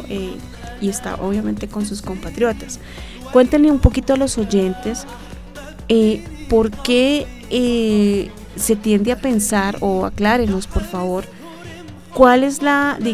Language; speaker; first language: Spanish; native; Spanish